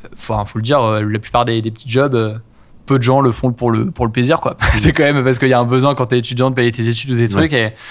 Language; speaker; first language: French; native; French